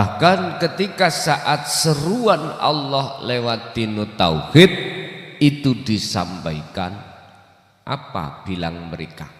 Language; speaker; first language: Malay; non-native, local second language; Javanese